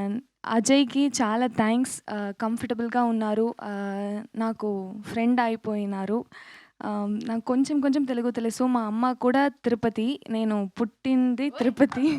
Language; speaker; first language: Telugu; non-native, learner; Tamil